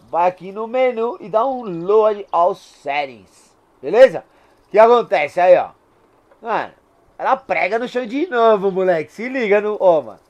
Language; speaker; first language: Portuguese; native; Portuguese